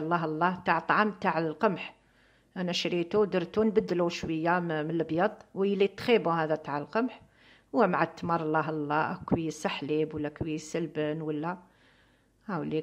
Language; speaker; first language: Arabic; native; Arabic